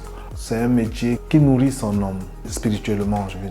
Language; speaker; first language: French; native; French